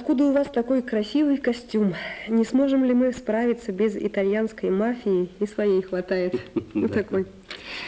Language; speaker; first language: Russian; native; Russian